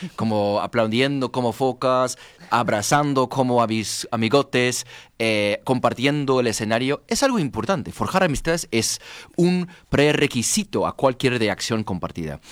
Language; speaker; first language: Spanish; non-native, fluent; English